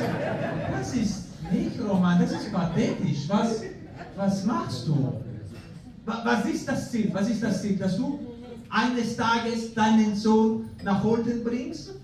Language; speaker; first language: German; non-native, fluent; Spanish